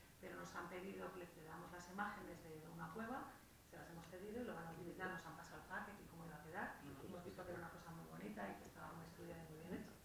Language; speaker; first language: Spanish; native; Spanish